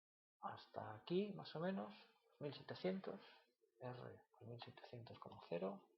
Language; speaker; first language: Spanish; native; Spanish